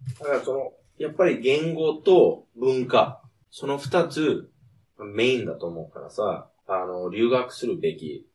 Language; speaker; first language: Japanese; non-native, fluent; English